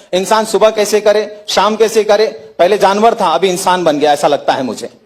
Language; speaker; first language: Hindi; native; Hindi